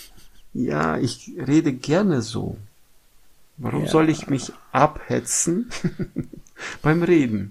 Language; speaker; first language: German; non-native, fluent; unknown